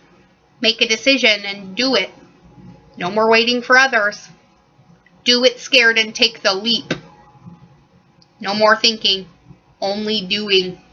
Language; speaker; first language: English; native; English